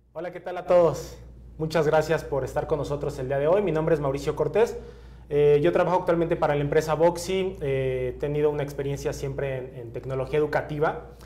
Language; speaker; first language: Spanish; native; Spanish